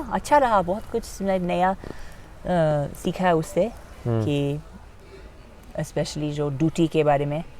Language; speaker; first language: Hindi; non-native, fluent; English